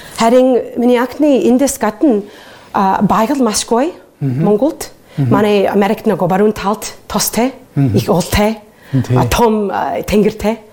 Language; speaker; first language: Mongolian; non-native, learner; English